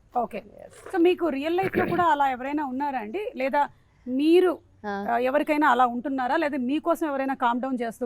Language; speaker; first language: Telugu; native; Telugu